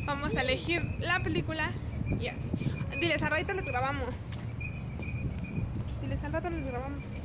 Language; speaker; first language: Spanish; native; Spanish